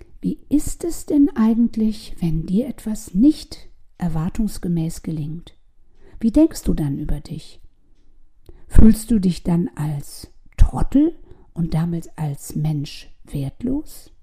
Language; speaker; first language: German; native; German